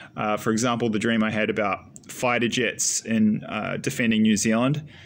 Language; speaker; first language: English; native; English